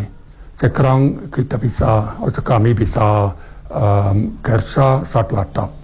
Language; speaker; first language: Indonesian; non-native, fluent; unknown